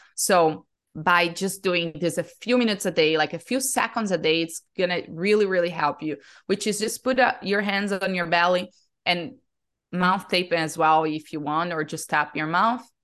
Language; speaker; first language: English; non-native, fluent; Portuguese